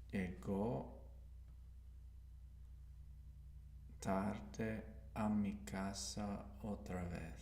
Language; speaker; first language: Spanish; non-native, learner; English